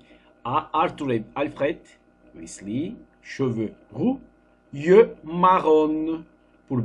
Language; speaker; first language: French; non-native, fluent; Turkish